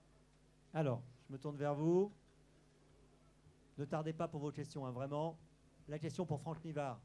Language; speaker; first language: French; native; French